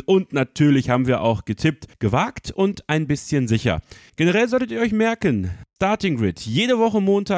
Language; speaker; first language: German; native; German